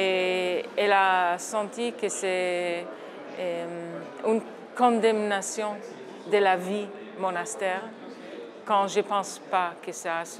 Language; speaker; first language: French; non-native, fluent; Hebrew